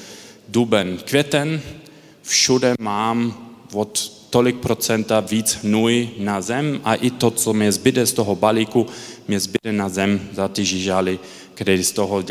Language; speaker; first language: Czech; early bilingual, heritage; Czech